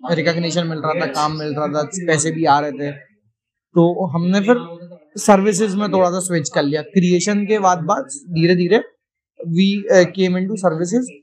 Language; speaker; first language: Hindi; native; Hindi